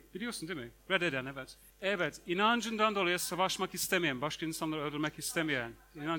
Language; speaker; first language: Turkish; non-native, fluent; English